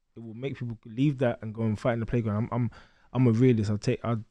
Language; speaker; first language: English; native; English